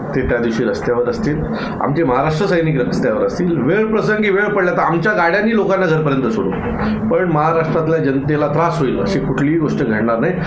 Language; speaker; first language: Marathi; native; Marathi